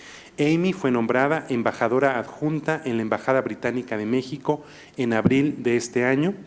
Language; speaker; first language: Spanish; native; Spanish